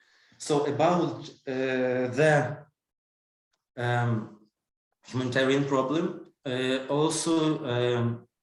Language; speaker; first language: English; non-native, learner; Ukrainian